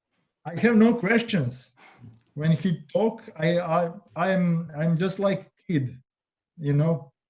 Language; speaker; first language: English; non-native, learner; Croatian